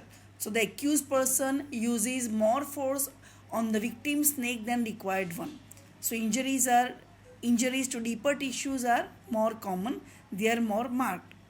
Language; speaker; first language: English; non-native, local second language; Gujarati